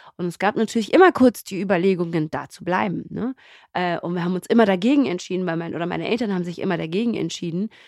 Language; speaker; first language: German; native; German